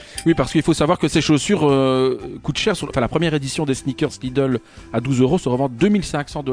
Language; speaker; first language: French; native; French